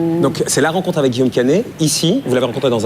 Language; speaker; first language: French; native; French